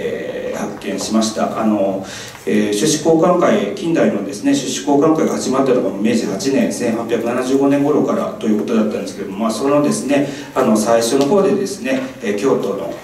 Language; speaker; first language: Japanese; native; Japanese